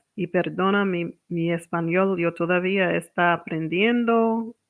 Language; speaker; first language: Spanish; non-native, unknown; English